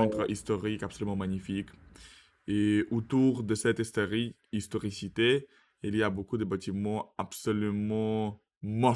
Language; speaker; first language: French; non-native, learner; Russian